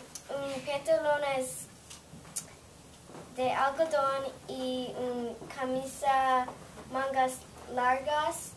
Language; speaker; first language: Spanish; non-native, learner; English